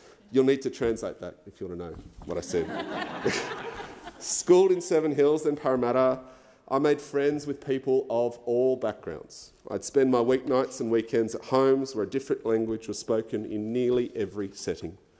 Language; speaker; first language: English; early bilingual, other home language; French